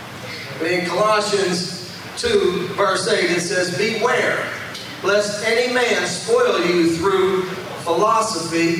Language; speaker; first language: English; native; English